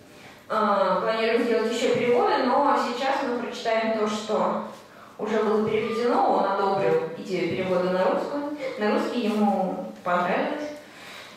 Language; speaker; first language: Russian; native; Russian